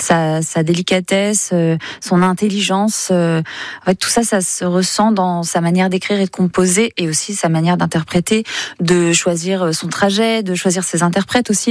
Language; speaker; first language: French; native; French